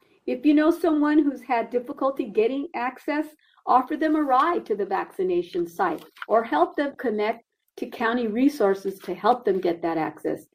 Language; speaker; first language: English; early bilingual, other home language; Spanish